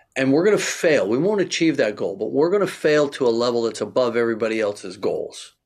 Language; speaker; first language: English; native; English